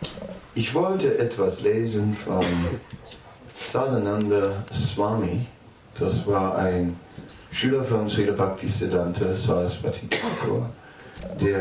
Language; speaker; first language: German; non-native, fluent; Dutch